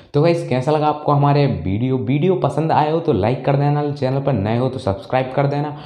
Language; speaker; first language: Hindi; native; Hindi